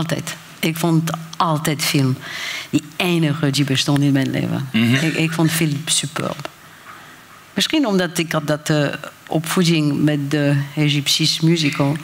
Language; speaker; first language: Dutch; non-native, fluent; French